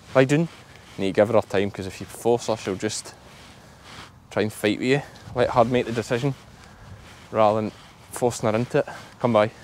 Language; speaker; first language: English; native; English